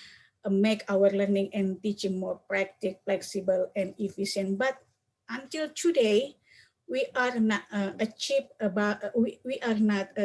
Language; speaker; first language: English; non-native, learner; Indonesian